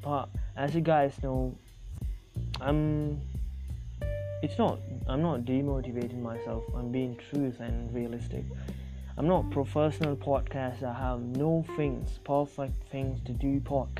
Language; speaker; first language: English; non-native, local second language; Tamil